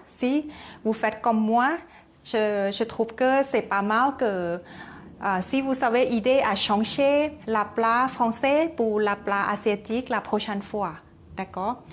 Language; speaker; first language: French; non-native, learner; Thai